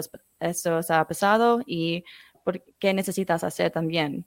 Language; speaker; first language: Spanish; non-native, fluent; English